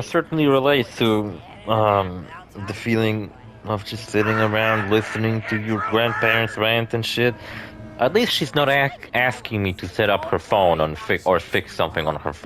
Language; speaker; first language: English; non-native, fluent; Polish